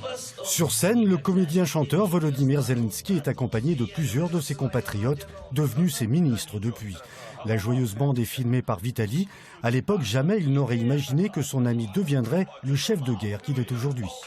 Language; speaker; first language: French; native; French